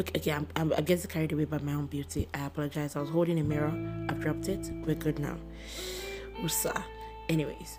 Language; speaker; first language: English; non-native, local second language; Yoruba